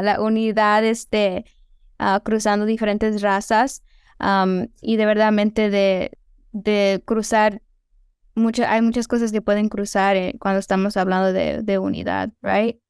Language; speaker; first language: Spanish; early bilingual, heritage; Spanish